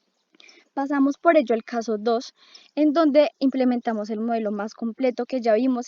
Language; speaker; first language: Spanish; native; Spanish